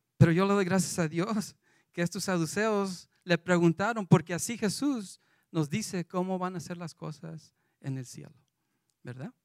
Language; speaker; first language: Spanish; early bilingual, heritage; Spanish